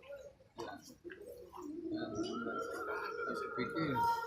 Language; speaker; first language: Indonesian; non-native, learner; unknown